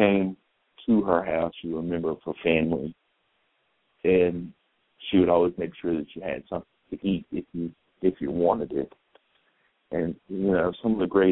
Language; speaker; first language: English; native; English